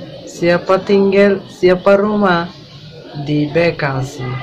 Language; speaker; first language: Indonesian; non-native, learner; Bangla